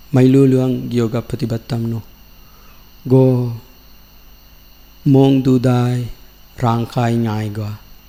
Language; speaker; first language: Thai; non-native, learner; Sinhala